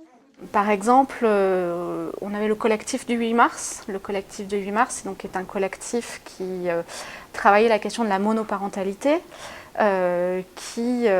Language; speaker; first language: French; native; French